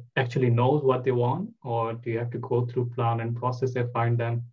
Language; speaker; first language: English; non-native, local second language; Bangla